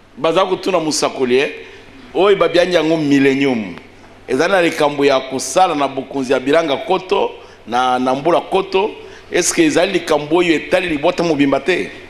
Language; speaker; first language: Lingala; native; Lingala